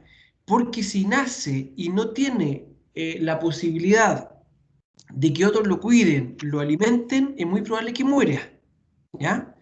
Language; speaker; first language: Spanish; native; Spanish